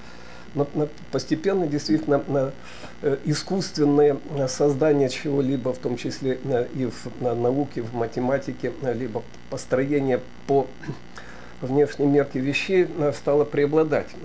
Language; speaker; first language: Russian; native; Russian